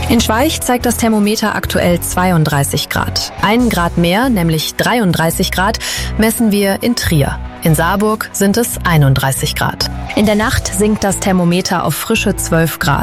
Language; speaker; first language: German; native; German